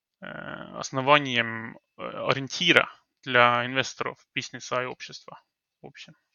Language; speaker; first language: Russian; non-native, fluent; Norwegian